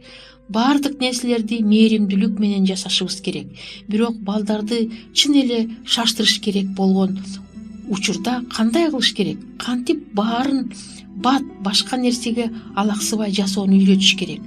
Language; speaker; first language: Kyrgyz; native; Kyrgyz